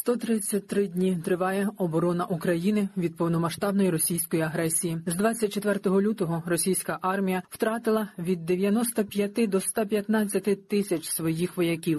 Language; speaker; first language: Ukrainian; native; Ukrainian